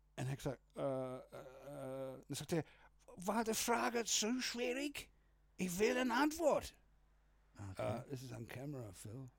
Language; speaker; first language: German; non-native, fluent; English